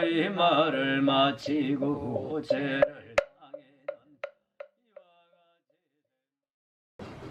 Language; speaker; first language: Korean; native; Korean